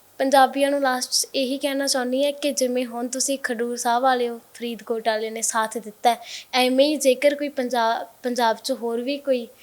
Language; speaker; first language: Punjabi; native; Punjabi